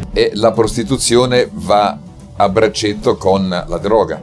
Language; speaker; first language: Italian; native; Italian